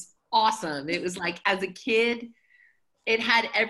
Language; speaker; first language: English; native; English